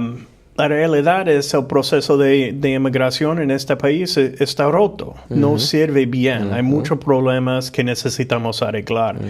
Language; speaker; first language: Spanish; non-native, fluent; English